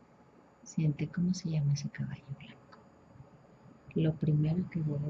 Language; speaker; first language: Spanish; native; Spanish